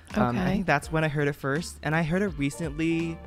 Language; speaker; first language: English; non-native, fluent; Vietnamese